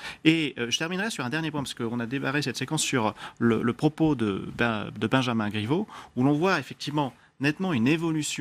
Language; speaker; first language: French; native; French